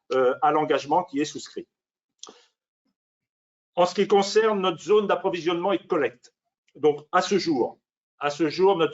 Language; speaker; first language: French; native; French